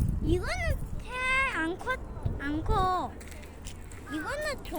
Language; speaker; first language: Korean; non-native, local second language; Mongolian